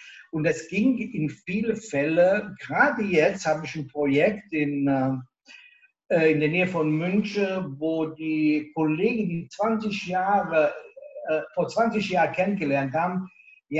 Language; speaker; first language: German; non-native, local second language; Italian